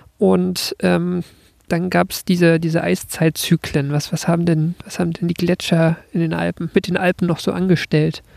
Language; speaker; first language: German; native; German